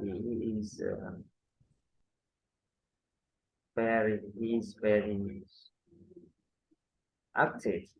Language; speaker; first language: English; non-native, learner; Vietnamese